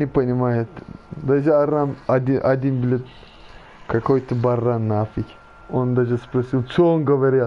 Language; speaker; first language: Russian; non-native, learner; Turkish